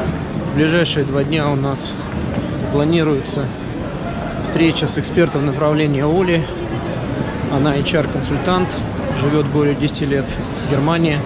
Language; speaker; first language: Russian; native; Russian